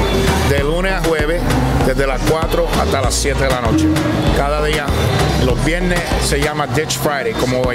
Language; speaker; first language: Spanish; early bilingual, heritage; Spanish